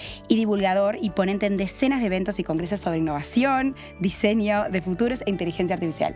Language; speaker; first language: Spanish; native; Spanish